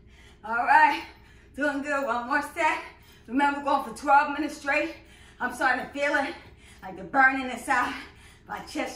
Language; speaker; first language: English; native; English